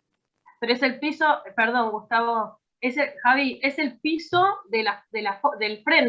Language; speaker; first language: Spanish; native; Spanish